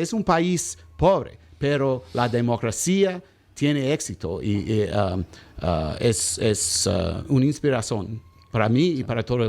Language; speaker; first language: Spanish; non-native, learner; English